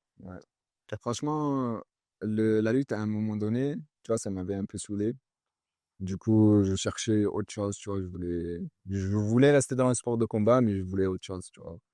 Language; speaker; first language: French; early bilingual, other home language; Chechen